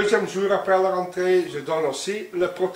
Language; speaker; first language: French; non-native, local second language; Dutch